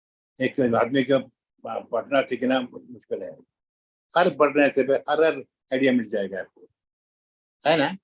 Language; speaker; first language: Hindi; non-native, local second language; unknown